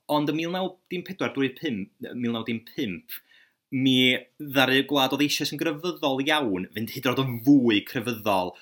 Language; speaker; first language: Welsh; native; Welsh